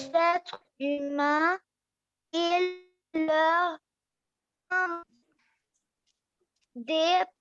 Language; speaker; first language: French; non-native, learner; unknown